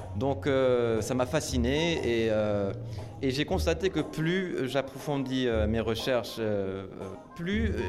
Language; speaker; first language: French; non-native, local second language; Arabic